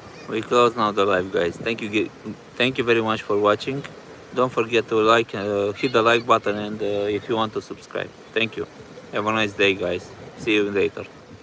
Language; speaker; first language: English; non-native, fluent; Romanian